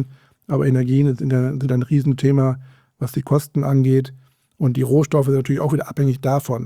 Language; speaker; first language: German; native; German